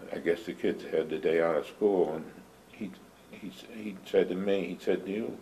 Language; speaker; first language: English; native; English